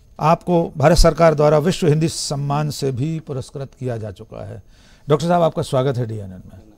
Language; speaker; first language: Hindi; native; Hindi